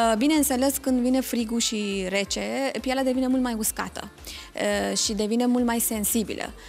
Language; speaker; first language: Romanian; non-native, fluent; Turkish